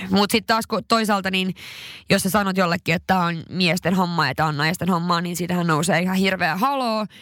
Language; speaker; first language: Finnish; native; Finnish